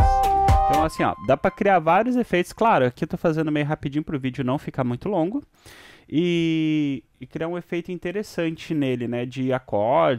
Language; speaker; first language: Portuguese; native; Portuguese